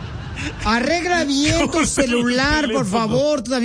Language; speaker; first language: Spanish; native; Spanish